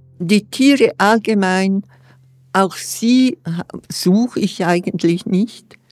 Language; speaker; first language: German; non-native, local second language; Romansh